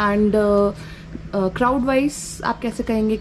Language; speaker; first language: Hindi; native; Hindi